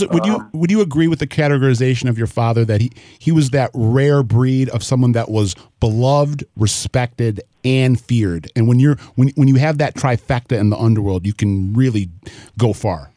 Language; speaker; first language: English; native; English